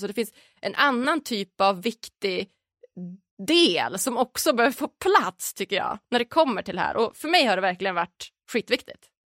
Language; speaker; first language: Swedish; native; Swedish